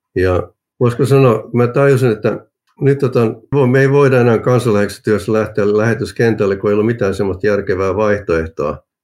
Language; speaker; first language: Finnish; native; Finnish